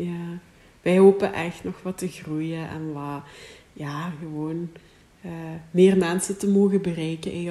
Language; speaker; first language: Dutch; native; Dutch